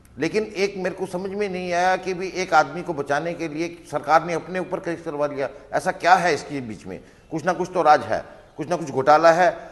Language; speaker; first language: Hindi; native; Hindi